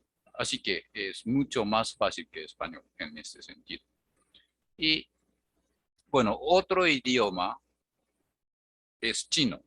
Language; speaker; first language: Spanish; non-native, fluent; Japanese